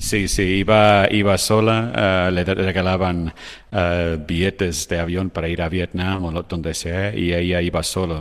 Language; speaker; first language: Spanish; non-native, fluent; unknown